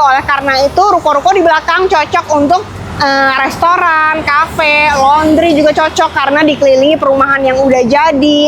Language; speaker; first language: Indonesian; native; Indonesian